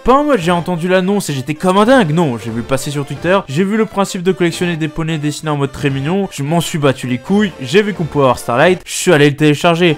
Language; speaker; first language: French; native; French